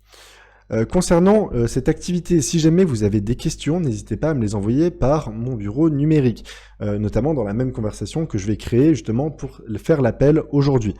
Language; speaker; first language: French; native; French